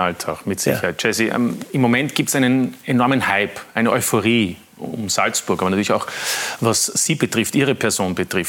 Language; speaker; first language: German; native; German